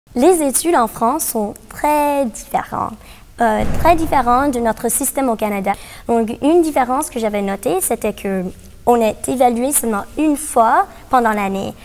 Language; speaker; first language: French; non-native, local second language; English